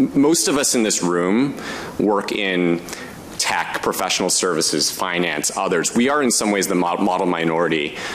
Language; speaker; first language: English; native; English